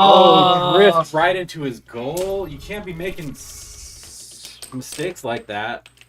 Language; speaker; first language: English; native; English